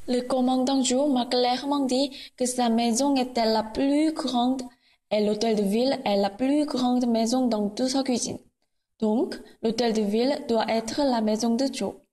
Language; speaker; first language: French; non-native, learner; Korean